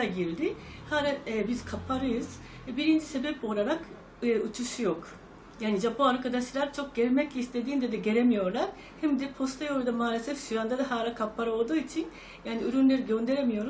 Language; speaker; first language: Turkish; non-native, fluent; Japanese